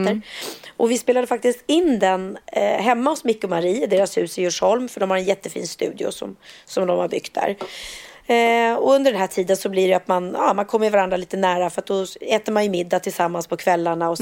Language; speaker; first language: Swedish; native; Swedish